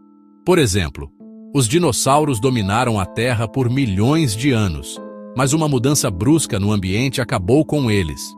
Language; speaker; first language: Portuguese; native; Portuguese